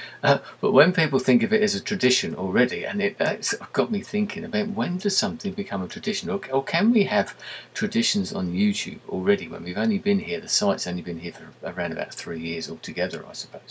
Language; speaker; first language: English; native; English